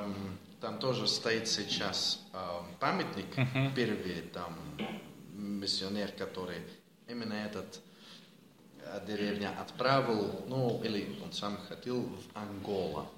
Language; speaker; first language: Russian; non-native, learner; Dutch